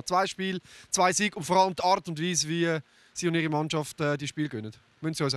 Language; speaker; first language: German; native; German